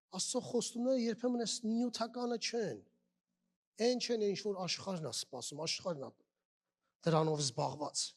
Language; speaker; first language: Armenian; native; Armenian